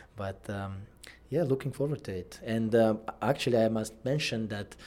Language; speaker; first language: English; non-native, fluent; Russian